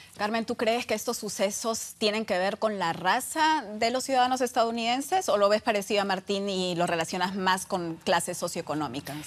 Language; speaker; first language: Spanish; native; Spanish